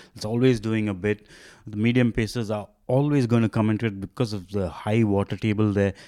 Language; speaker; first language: English; non-native, local second language; Tamil